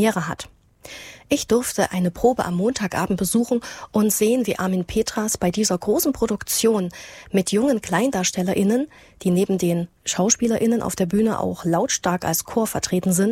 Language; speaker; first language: German; native; German